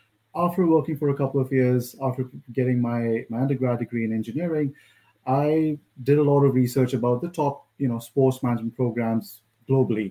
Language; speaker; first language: English; non-native, local second language; Hindi